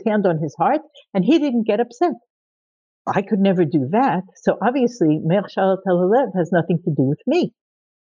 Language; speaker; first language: English; native; English